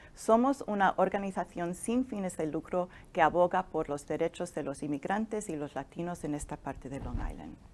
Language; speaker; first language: Spanish; non-native, fluent; English